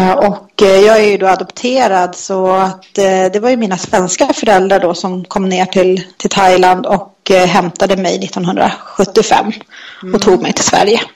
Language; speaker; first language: Swedish; native; Swedish